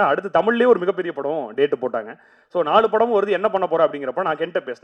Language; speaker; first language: Tamil; native; Tamil